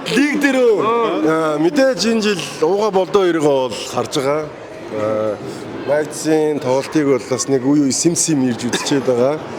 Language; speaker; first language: Mongolian; native; Mongolian